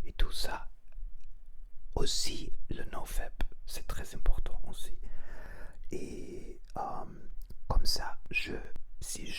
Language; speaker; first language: French; non-native, learner; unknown